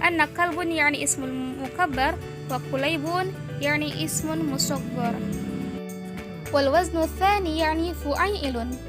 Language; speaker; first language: Arabic; non-native, learner; Indonesian